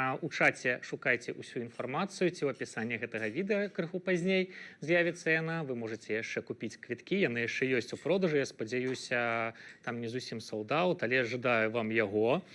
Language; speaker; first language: Belarusian; native; Belarusian